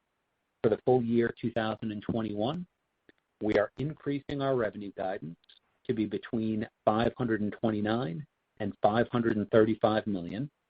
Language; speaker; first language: English; native; English